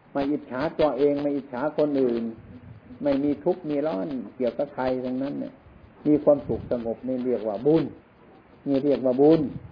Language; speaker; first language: Thai; non-native, local second language; Northeastern Thai